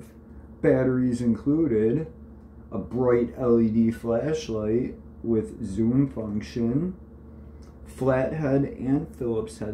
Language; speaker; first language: English; native; English